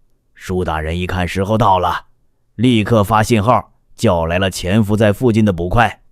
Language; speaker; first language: Chinese; native; Chinese